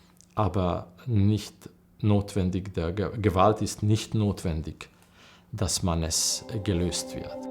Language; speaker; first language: German; non-native, learner; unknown